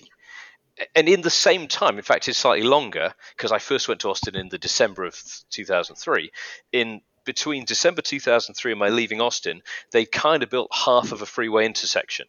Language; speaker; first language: English; native; English